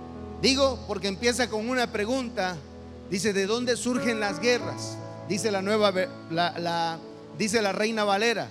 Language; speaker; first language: Spanish; native; Spanish